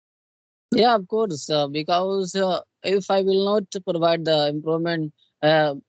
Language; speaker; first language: English; non-native, local second language; Hindi